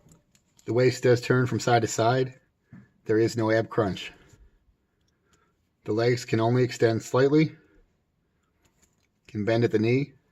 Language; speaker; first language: English; native; English